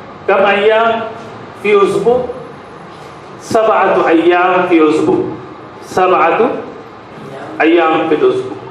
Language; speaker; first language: Arabic; non-native, fluent; Urdu